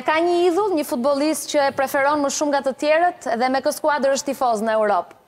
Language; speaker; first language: Albanian; native; Albanian